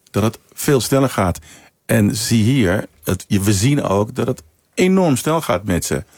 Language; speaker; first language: Dutch; early bilingual, other home language; Sranan Tongo